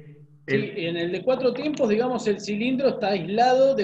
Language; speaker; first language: Spanish; native; Spanish